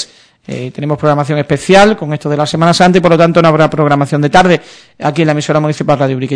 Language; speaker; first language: Spanish; native; Spanish